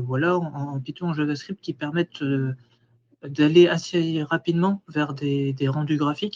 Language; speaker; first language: French; native; French